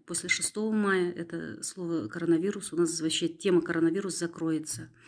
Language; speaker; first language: Russian; non-native, local second language; Kazakh